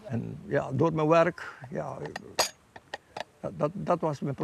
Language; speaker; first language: Dutch; non-native, local second language; Papiamento